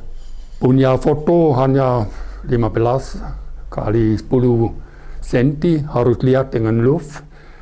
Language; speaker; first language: Indonesian; non-native, learner; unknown